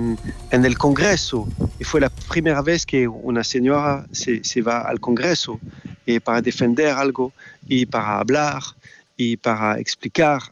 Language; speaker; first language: Spanish; non-native, fluent; French